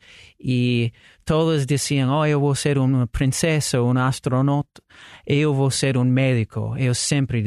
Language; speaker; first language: Spanish; non-native, learner; English